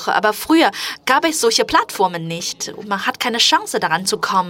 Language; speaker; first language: German; non-native, fluent; Chinese